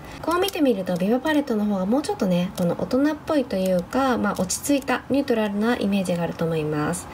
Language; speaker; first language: Japanese; native; Japanese